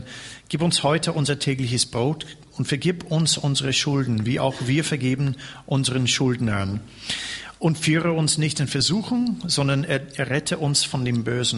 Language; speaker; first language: German; non-native, fluent; English